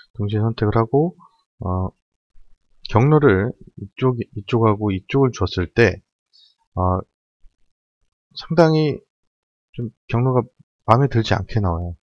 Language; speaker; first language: Korean; native; Korean